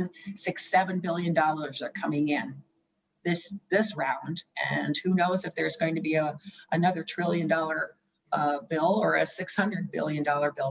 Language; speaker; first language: English; native; English